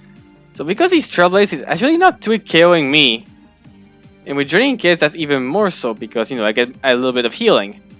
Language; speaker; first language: English; non-native, fluent; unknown